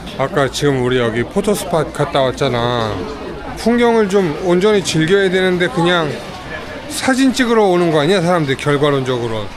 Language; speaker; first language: Korean; native; Korean